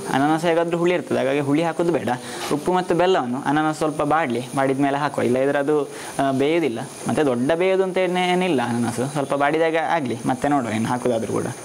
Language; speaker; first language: Kannada; native; Kannada